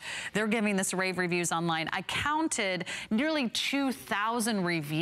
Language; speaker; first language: English; native; English